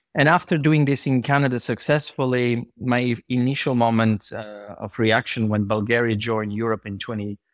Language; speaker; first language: English; non-native, fluent; Bulgarian